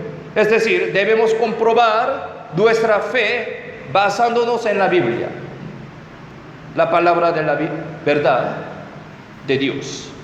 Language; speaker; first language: Spanish; non-native, fluent; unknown